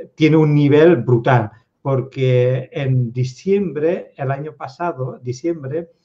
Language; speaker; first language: Spanish; non-native, fluent; Dutch